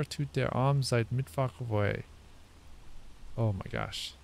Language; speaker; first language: German; non-native, learner; English